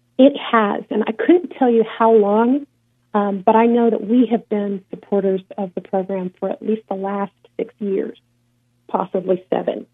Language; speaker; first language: English; native; English